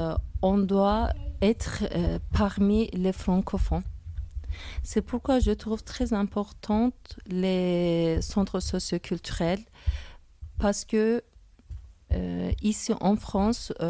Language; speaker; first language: French; non-native, fluent; Turkish